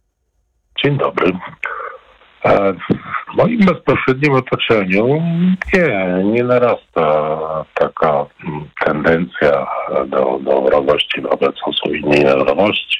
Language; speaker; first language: Polish; native; Polish